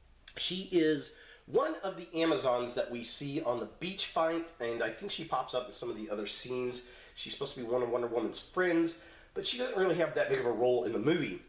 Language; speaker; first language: English; native; English